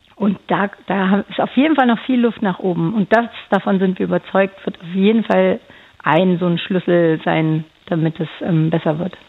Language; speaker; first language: German; early bilingual, other home language; Turkish